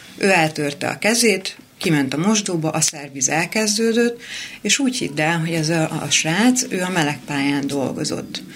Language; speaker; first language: Hungarian; native; Hungarian